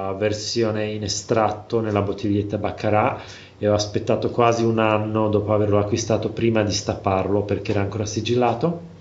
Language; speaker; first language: Italian; non-native, fluent; Slovak